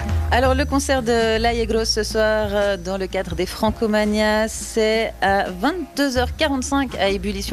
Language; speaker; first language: French; native; French